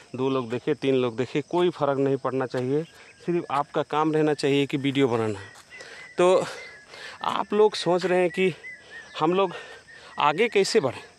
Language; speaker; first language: Hindi; non-native, local second language; Bangla